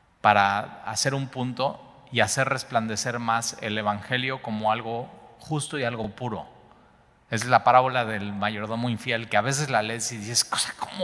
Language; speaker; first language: Spanish; native; Spanish